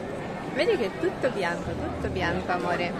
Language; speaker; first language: Italian; non-native, learner; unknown